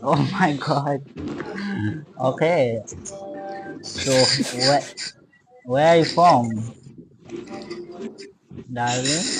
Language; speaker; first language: English; non-native, learner; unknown